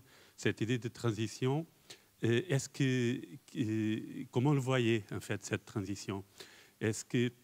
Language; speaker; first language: French; non-native, fluent; Portuguese